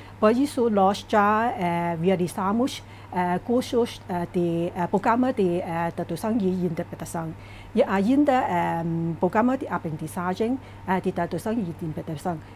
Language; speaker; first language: Portuguese; non-native, local second language; Cantonese